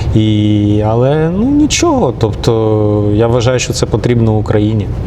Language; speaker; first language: Ukrainian; non-native, local second language; Russian